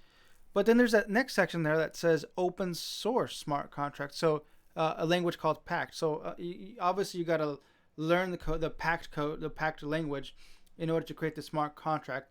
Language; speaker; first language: English; native; English